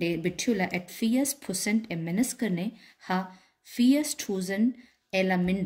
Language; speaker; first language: Danish; non-native, fluent; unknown